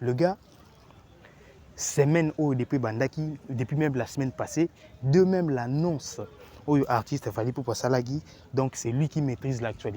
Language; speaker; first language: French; non-native, local second language; Lingala